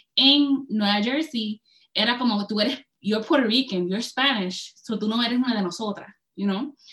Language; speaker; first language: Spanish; early bilingual, heritage; Spanish